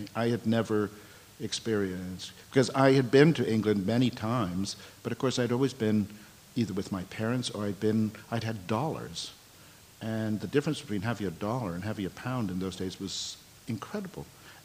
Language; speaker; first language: English; native; English